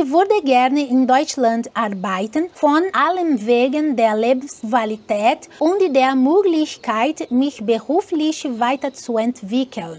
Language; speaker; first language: German; non-native, learner; Portuguese